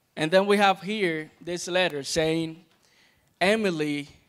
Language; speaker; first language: English; non-native, fluent; Spanish